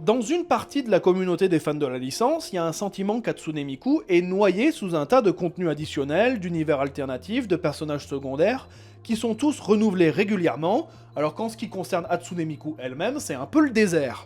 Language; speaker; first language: French; native; French